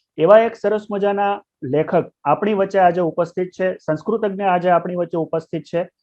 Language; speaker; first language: Gujarati; native; Gujarati